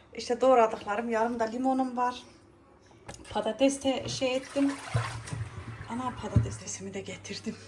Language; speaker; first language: Turkish; native; Turkish